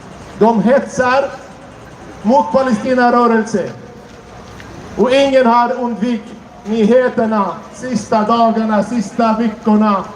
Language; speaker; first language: Swedish; non-native, fluent; Arabic